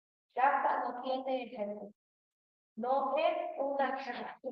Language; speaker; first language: Spanish; native; Spanish